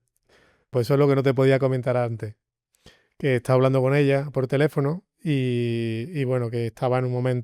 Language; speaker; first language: Spanish; native; Spanish